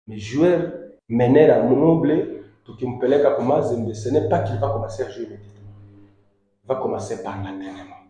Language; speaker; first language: French; non-native, local second language; Swahili